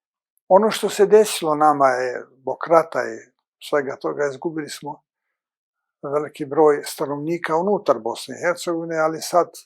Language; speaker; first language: Bosnian; native; Bosnian